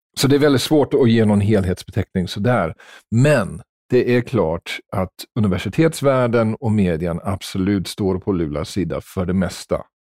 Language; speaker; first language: Swedish; non-native, fluent; English